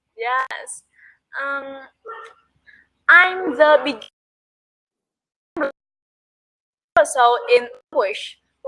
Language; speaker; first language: English; non-native, learner; Vietnamese